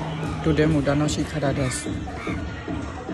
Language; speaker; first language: Japanese; non-native, learner; Burmese